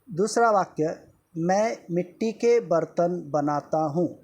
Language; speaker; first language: Hindi; non-native, local second language; Marathi